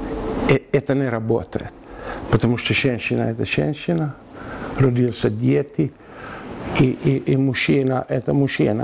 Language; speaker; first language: Russian; non-native, learner; Finnish